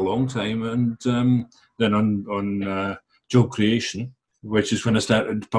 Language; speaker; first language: English; early bilingual, other home language; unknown